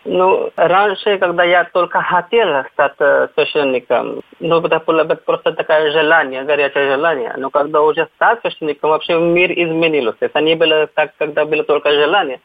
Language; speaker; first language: Russian; non-native, fluent; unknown